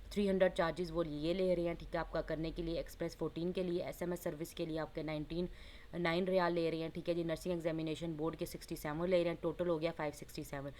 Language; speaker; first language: Hindi; non-native, local second language; Punjabi